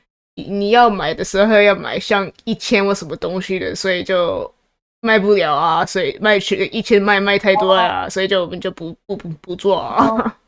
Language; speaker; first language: Chinese; early bilingual, heritage; Chinese